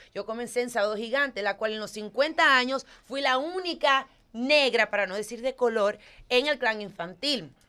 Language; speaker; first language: Spanish; early bilingual, heritage; Spanish